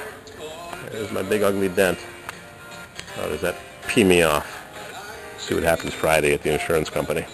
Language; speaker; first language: English; native; English